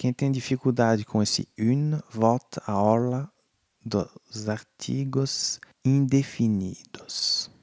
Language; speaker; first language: Portuguese; non-native, fluent; French